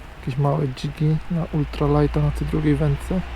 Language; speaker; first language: Polish; native; Polish